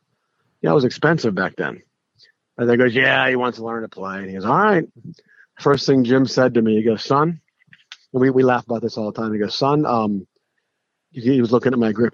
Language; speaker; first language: English; native; English